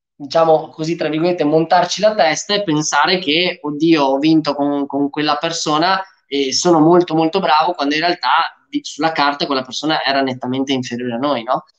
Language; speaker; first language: Italian; early bilingual, other home language; Romanian